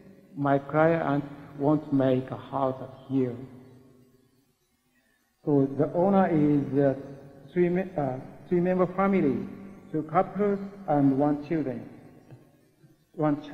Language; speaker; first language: English; non-native, learner; Japanese